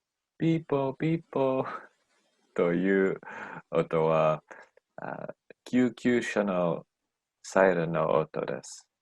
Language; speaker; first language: Japanese; non-native, learner; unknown